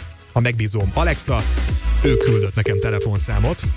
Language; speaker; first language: Hungarian; native; Hungarian